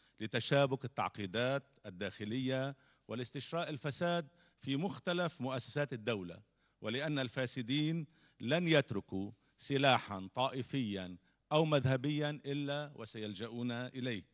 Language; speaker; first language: Arabic; native; Arabic